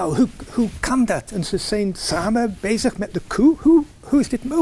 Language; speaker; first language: Dutch; non-native, fluent; English